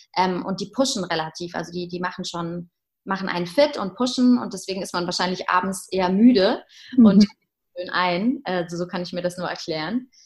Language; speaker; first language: German; native; German